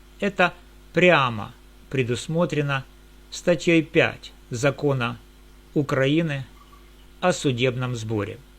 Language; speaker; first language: Russian; native; Russian